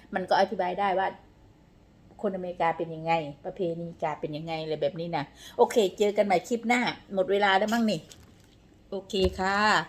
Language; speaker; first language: Thai; non-native, local second language; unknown